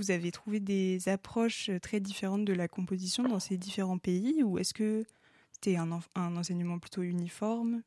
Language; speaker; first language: French; native; French